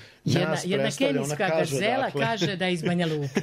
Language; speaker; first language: Serbian; native; Serbian